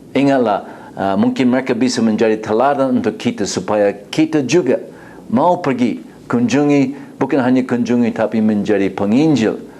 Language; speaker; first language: Indonesian; non-native, fluent; English